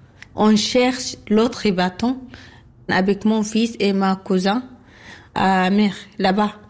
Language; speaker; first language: French; non-native, learner; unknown